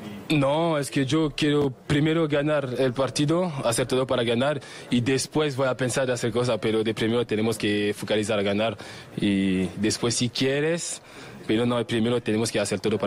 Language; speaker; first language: Spanish; non-native, learner; French